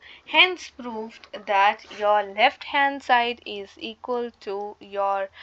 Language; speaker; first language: English; non-native, local second language; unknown